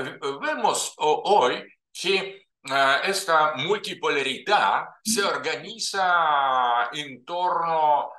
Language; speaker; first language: Spanish; non-native, fluent; Russian